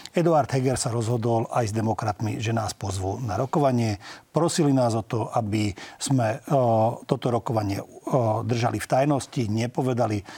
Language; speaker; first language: Slovak; non-native, local second language; Hungarian